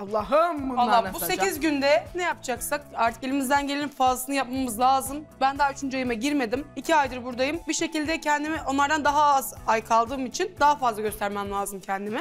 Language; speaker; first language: Turkish; native; Turkish